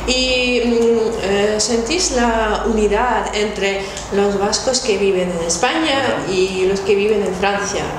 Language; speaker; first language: Spanish; non-native, fluent; Russian